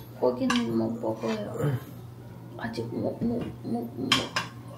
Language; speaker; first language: Korean; non-native, learner; Ukrainian